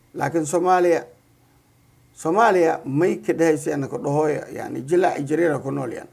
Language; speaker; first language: Somali; non-native, local second language; Maay